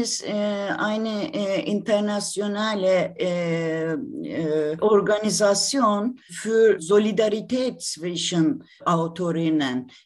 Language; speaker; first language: German; non-native, learner; Turkish